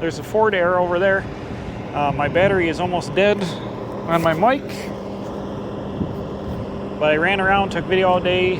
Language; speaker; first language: English; native; English